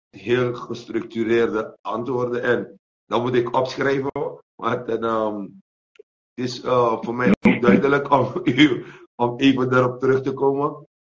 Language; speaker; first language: Dutch; native; Dutch